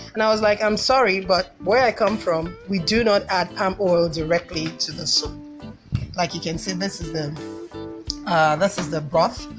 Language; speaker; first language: English; non-native, local second language; Igbo